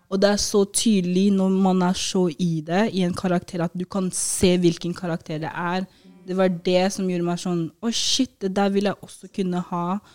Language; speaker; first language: Norwegian; early bilingual, other home language; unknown